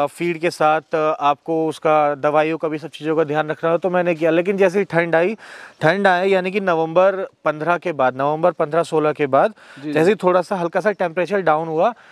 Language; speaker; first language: Hindi; native; Hindi